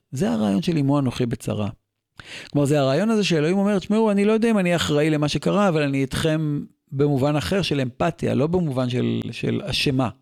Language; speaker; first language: Hebrew; native; Hebrew